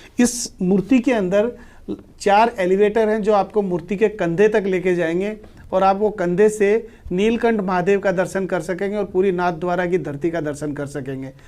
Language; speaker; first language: Hindi; native; Hindi